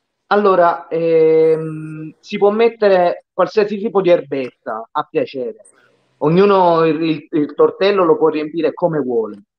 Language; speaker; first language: Italian; native; Italian